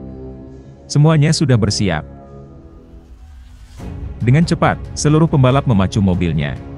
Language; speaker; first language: Indonesian; native; Indonesian